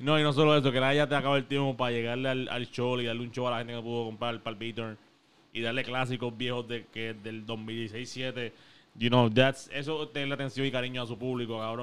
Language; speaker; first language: Spanish; early bilingual, heritage; Spanish